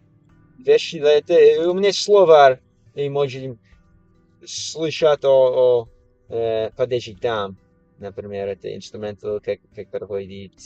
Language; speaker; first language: Russian; non-native, learner; English